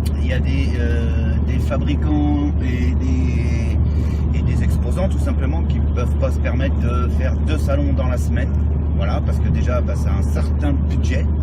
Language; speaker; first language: French; native; French